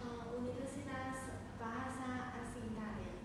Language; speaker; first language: Indonesian; non-native, learner; Chinese